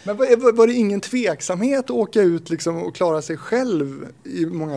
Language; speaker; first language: Swedish; native; Swedish